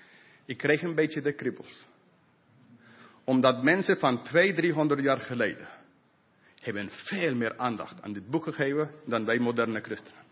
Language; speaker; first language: Dutch; non-native, fluent; English